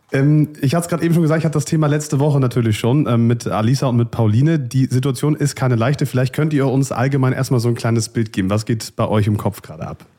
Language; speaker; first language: German; native; German